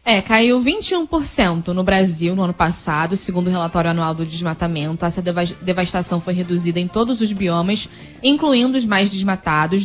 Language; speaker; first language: Portuguese; native; Portuguese